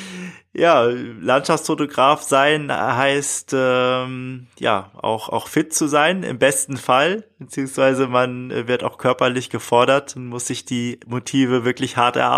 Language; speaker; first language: German; native; German